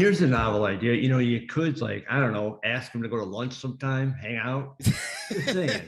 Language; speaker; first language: English; native; English